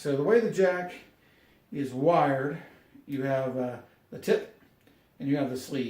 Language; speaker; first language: English; native; English